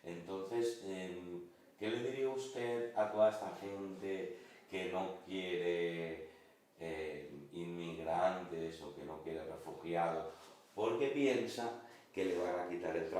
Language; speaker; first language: Spanish; native; Spanish